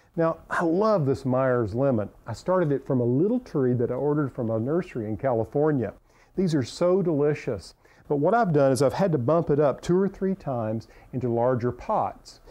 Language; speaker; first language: English; native; English